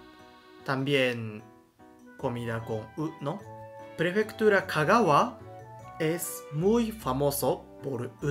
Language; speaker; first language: Spanish; non-native, learner; Japanese